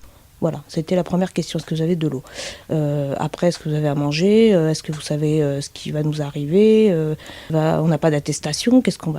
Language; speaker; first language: French; native; French